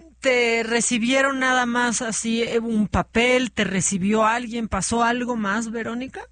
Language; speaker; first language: Spanish; native; Spanish